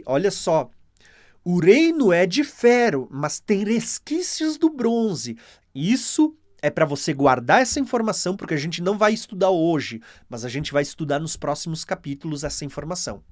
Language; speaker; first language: Portuguese; native; Portuguese